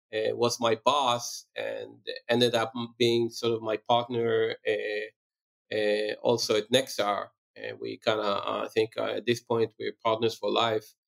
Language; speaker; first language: English; non-native, fluent; Hebrew